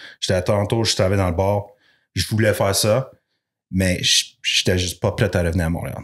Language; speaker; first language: French; non-native, local second language; English